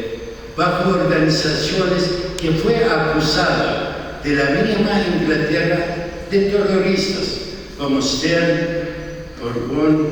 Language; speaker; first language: Spanish; non-native, fluent; Arabic